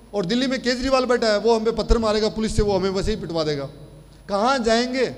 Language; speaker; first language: Hindi; native; Hindi